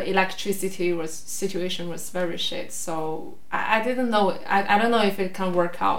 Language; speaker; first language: English; non-native, fluent; Chinese